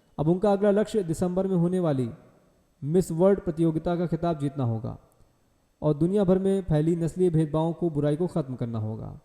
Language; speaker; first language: Hindi; native; Hindi